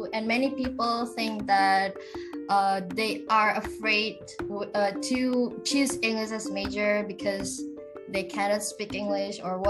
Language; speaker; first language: English; non-native, fluent; Indonesian